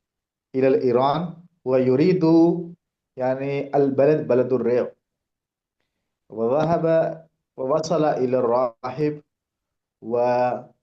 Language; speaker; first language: Arabic; non-native, learner; Urdu